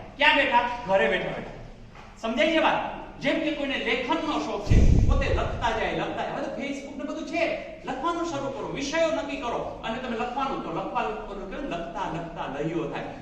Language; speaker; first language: Gujarati; native; Gujarati